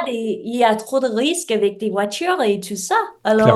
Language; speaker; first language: French; non-native, learner; English